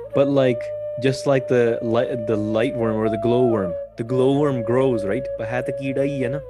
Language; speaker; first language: English; early bilingual, other home language; Punjabi